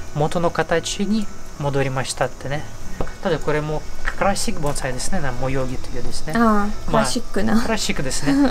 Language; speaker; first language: Japanese; non-native, fluent; Russian